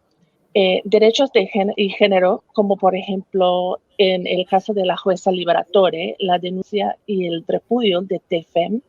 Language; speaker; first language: Spanish; non-native, fluent; English